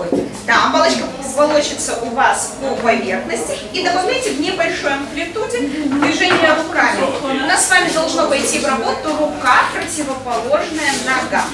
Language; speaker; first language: Russian; native; Russian